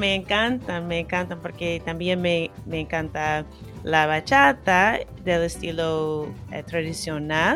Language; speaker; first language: Spanish; non-native, fluent; English